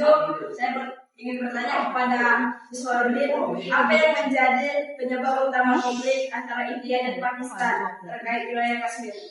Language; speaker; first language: Indonesian; native; Indonesian